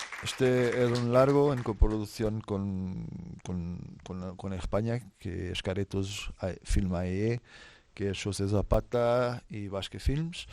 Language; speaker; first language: Spanish; non-native, fluent; Portuguese